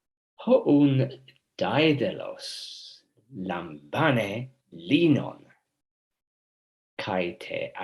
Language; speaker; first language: Greek; non-native, fluent; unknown